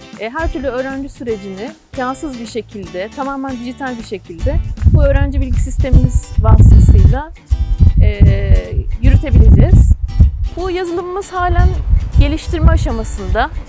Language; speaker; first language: Turkish; native; Turkish